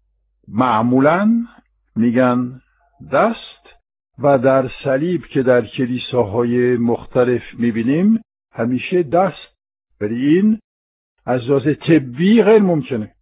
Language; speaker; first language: Persian; non-native, fluent; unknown